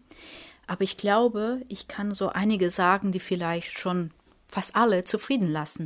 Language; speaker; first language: German; non-native, fluent; Portuguese